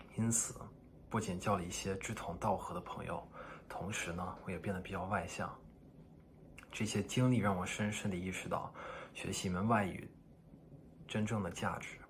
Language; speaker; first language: Chinese; non-native, fluent; English